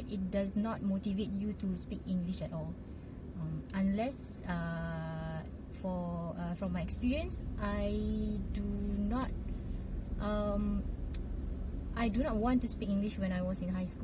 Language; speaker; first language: English; non-native, local second language; Malay